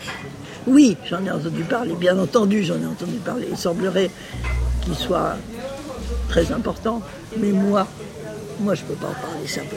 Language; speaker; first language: French; native; French